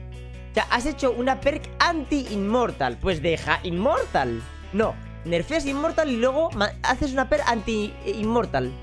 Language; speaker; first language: Spanish; native; Spanish